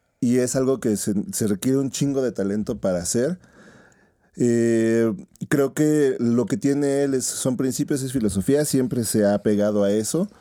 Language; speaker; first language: Spanish; native; Spanish